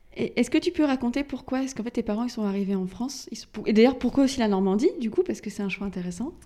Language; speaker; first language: French; native; French